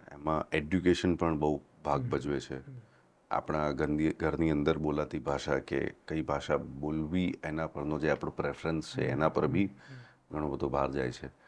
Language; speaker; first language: Gujarati; non-native, local second language; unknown